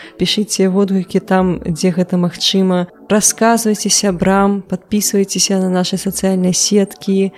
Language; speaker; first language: Belarusian; non-native, local second language; Russian